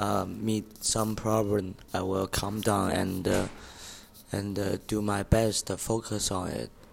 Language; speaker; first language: English; non-native, learner; Chinese